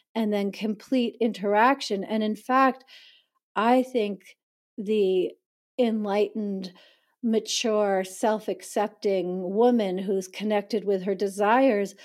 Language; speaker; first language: English; native; English